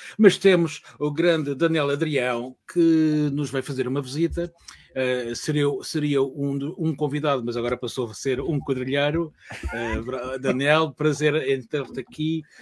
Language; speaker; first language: Portuguese; native; Portuguese